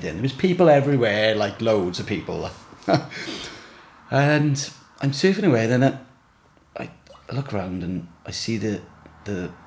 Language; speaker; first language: English; native; English